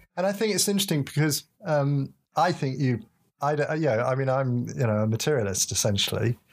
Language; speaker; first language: English; native; English